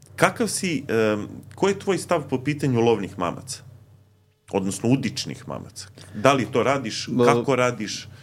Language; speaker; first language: Serbian; native; Serbian